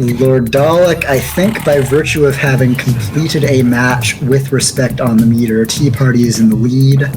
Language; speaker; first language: English; native; English